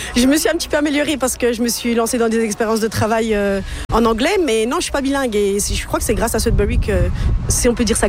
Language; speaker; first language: French; native; French